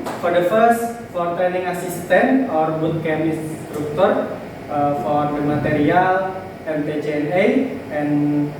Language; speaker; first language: English; non-native, learner; Indonesian